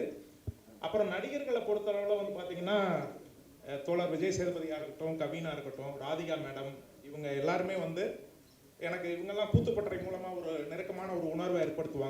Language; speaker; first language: Tamil; native; Tamil